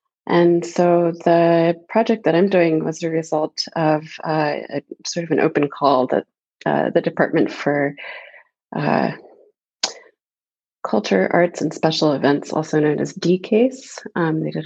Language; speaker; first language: English; native; English